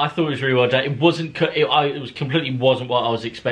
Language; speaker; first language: English; native; English